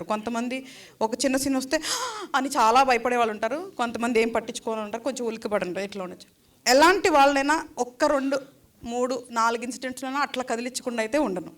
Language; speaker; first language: Telugu; native; Telugu